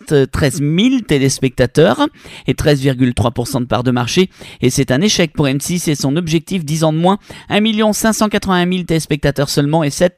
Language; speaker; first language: French; native; French